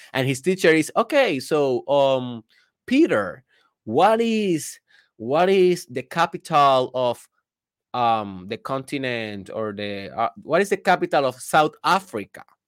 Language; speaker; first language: English; non-native, fluent; Spanish